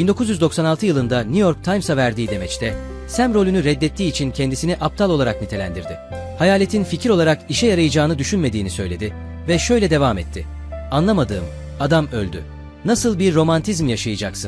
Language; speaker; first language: Turkish; native; Turkish